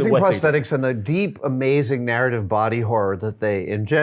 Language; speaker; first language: English; native; English